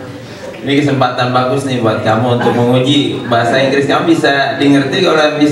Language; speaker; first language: Indonesian; native; Indonesian